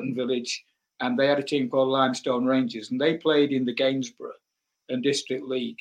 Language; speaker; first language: English; native; English